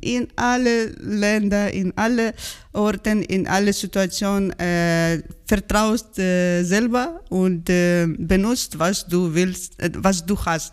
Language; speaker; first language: German; non-native, learner; Georgian